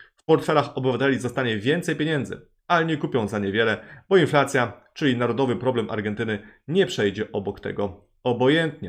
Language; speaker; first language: Polish; native; Polish